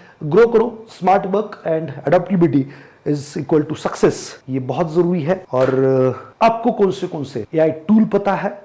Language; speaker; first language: Hindi; non-native, local second language; Marathi